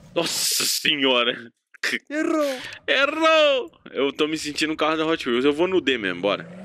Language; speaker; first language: Portuguese; native; Portuguese